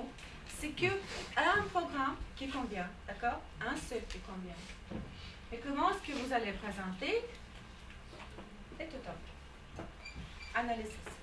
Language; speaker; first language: French; non-native, fluent; Russian